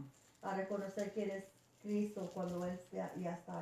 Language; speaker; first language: Spanish; early bilingual, heritage; Spanish